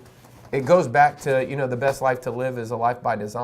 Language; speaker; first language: English; native; English